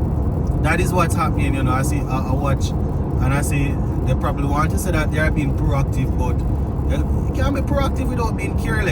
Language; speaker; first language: English; native; English